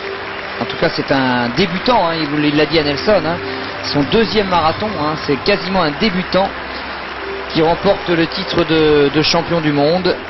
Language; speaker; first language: French; native; French